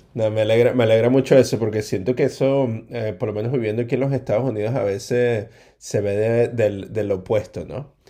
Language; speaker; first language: Spanish; native; Spanish